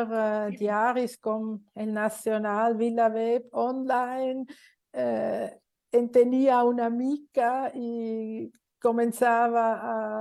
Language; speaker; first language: Catalan; non-native, learner; Swiss German